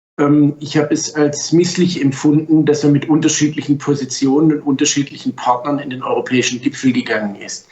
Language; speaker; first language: German; native; German